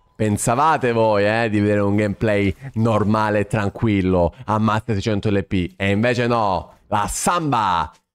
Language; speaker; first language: Italian; native; Italian